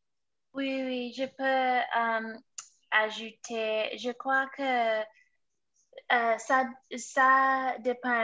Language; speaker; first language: French; non-native, fluent; English